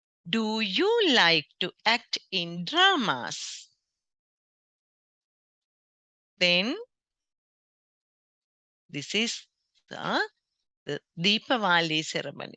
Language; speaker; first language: English; non-native, local second language; Sinhala